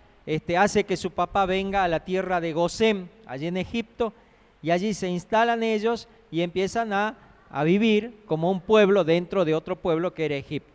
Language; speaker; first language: Spanish; native; Spanish